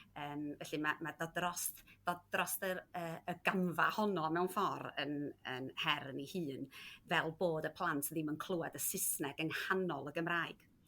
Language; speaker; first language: Welsh; native; Welsh